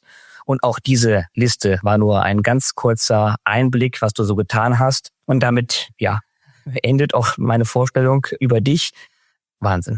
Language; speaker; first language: German; native; German